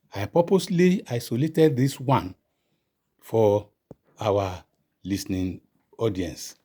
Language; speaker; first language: English; non-native, local second language; Yoruba